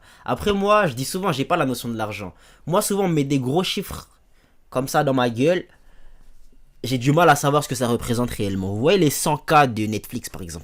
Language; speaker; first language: French; native; French